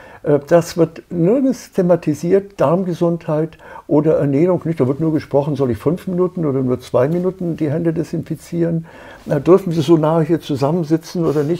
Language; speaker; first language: German; native; German